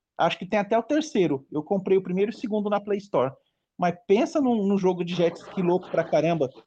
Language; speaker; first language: Portuguese; native; Portuguese